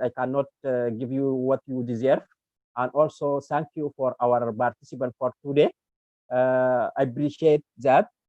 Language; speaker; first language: English; non-native, learner; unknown